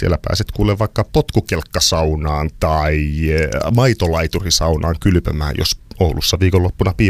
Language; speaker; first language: Finnish; native; Finnish